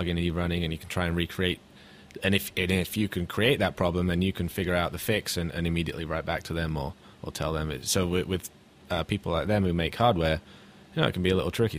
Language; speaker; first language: English; native; English